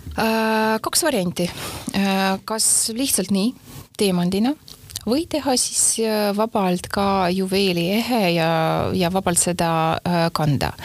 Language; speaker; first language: Estonian; non-native, local second language; Russian